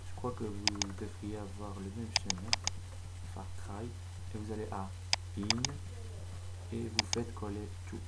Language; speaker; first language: French; non-native, fluent; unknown